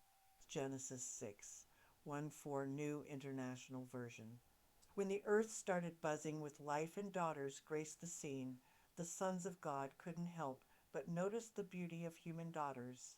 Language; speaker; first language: English; native; English